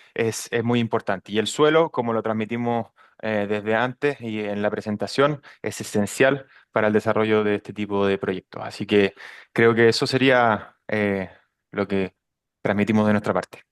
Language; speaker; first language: Spanish; native; Spanish